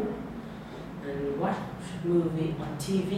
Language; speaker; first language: English; non-native, learner; Vietnamese